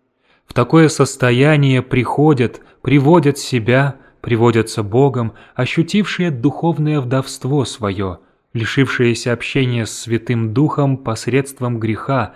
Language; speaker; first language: Russian; native; Russian